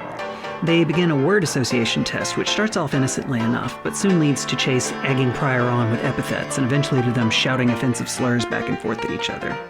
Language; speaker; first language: English; native; English